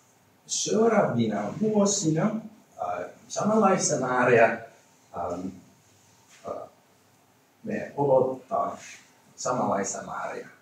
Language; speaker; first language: Finnish; non-native, learner; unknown